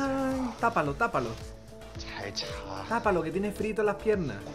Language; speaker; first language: Spanish; native; Spanish